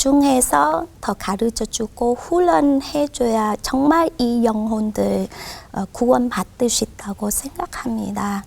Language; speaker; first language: Korean; non-native, fluent; Vietnamese